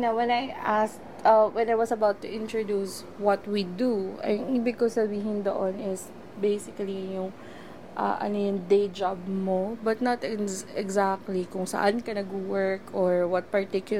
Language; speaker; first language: English; non-native, local second language; Filipino